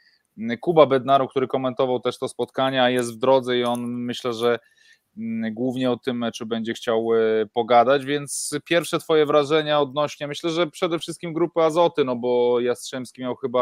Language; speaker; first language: Polish; native; Polish